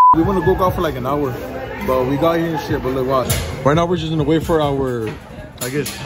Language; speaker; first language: English; early bilingual, other home language; Spanish